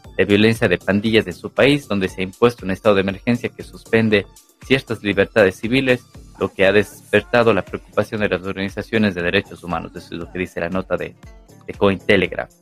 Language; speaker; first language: Spanish; native; Spanish